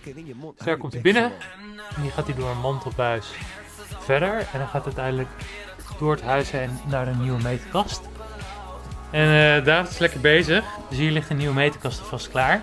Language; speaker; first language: Dutch; native; Dutch